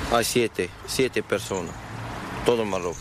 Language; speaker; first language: Spanish; non-native, learner; Arabic